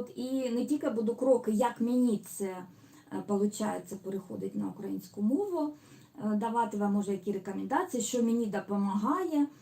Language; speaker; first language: Ukrainian; non-native, local second language; Russian